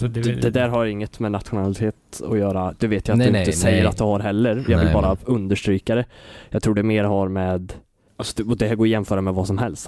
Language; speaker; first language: Swedish; native; Swedish